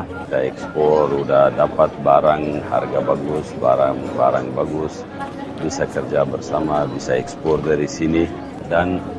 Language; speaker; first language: Indonesian; non-native, learner; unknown